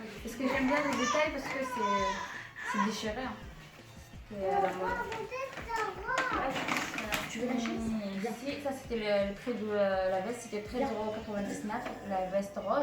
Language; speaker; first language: French; non-native, fluent; Arabic